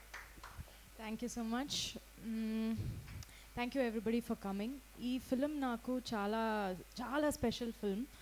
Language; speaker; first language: Telugu; non-native, fluent; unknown